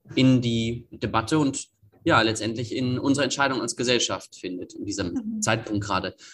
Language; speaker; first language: German; native; German